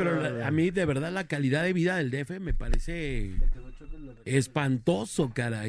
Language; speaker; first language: Spanish; native; Spanish